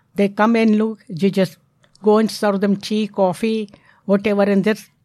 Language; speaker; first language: English; non-native, local second language; Gujarati